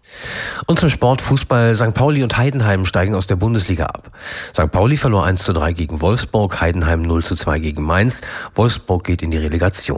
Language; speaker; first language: German; native; German